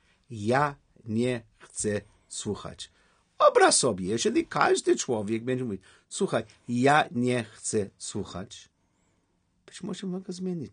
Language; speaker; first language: Polish; non-native, learner; English